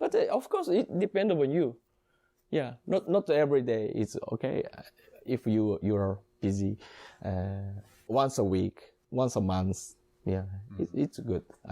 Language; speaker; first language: English; non-native, learner; Japanese